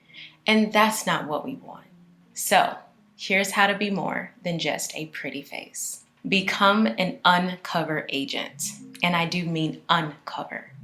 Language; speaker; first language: English; native; English